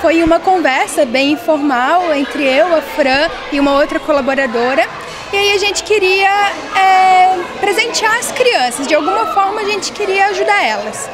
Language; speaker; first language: Portuguese; native; Portuguese